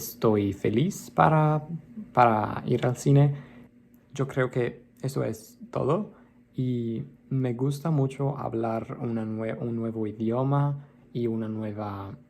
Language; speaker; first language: Spanish; non-native, learner; Italian